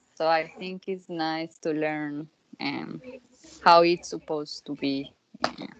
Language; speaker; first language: English; non-native, learner; Spanish